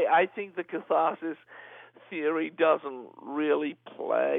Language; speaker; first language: English; native; English